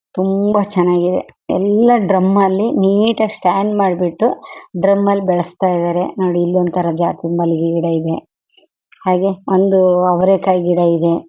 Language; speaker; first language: Kannada; non-native, local second language; Telugu